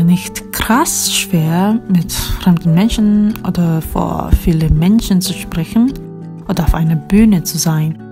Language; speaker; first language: German; non-native, fluent; Korean